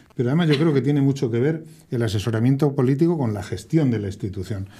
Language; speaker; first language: Spanish; native; Spanish